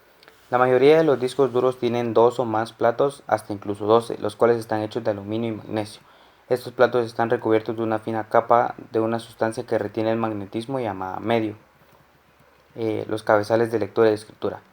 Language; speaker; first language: Spanish; native; Spanish